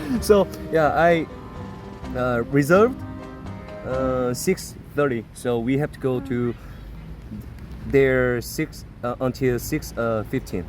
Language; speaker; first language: English; non-native, learner; Korean